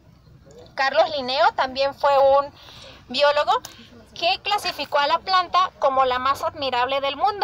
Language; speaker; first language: Spanish; native; Spanish